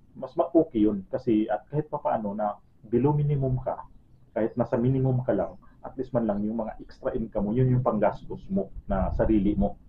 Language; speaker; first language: Filipino; native; Filipino